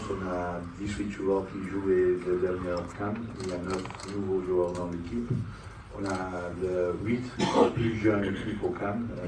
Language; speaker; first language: French; non-native, fluent; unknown